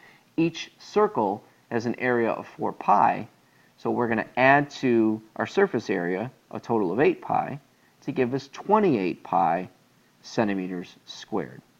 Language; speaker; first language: English; native; English